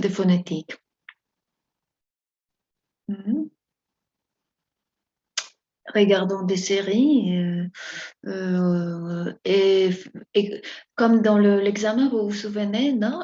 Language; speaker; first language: French; non-native, fluent; Spanish